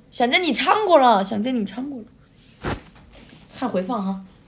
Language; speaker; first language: Korean; non-native, fluent; Chinese